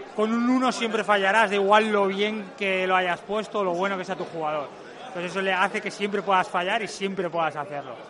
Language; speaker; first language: Spanish; non-native, local second language; Catalan